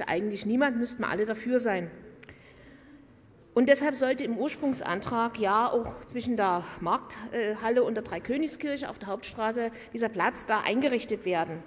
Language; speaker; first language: German; native; German